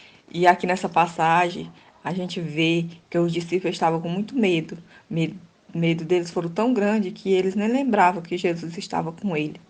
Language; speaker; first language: Portuguese; native; Portuguese